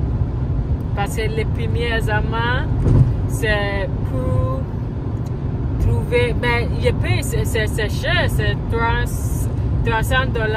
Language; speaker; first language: French; non-native, learner; English